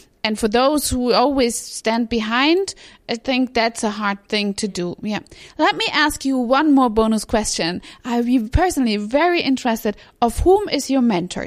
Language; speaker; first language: English; non-native, fluent; German